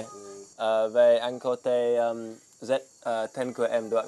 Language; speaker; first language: Vietnamese; non-native, learner; English